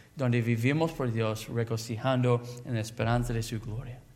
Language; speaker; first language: Spanish; non-native, learner; English